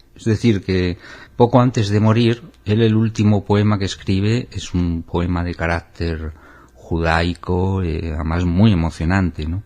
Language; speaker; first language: Spanish; native; Spanish